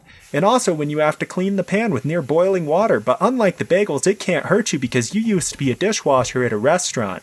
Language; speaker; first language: English; native; English